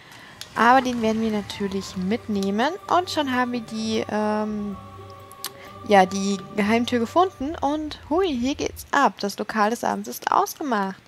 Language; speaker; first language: German; native; German